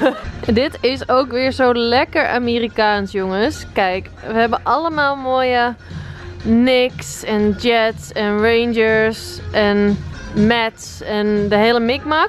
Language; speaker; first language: Dutch; native; Dutch